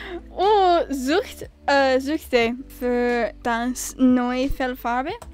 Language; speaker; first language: German; non-native, learner; English